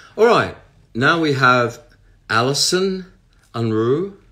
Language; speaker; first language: English; native; English